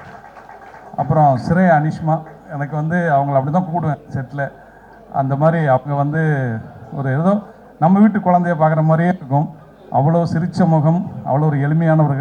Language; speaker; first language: Tamil; native; Tamil